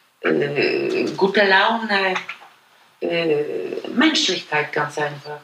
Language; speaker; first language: German; non-native, fluent; Polish